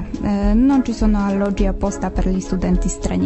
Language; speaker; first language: Italian; non-native, fluent; Polish